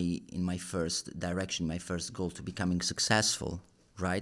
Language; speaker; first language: English; non-native, fluent; Italian